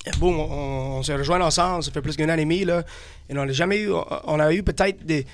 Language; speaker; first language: French; non-native, fluent; English